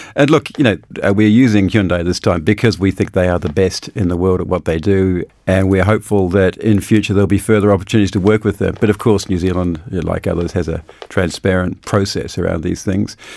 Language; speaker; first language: English; native; English